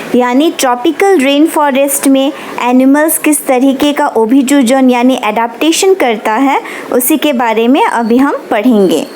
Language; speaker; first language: Hindi; non-native, local second language; Bangla